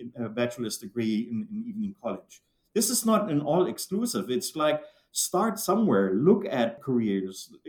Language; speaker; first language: English; non-native, fluent; German